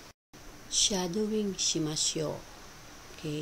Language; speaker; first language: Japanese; non-native, fluent; Filipino